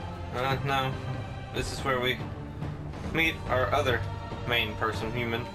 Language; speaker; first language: English; native; English